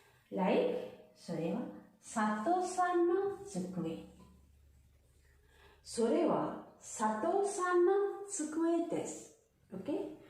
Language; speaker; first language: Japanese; non-native, fluent; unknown